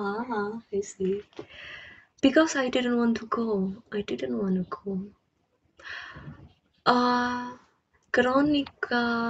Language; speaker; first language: English; non-native, learner; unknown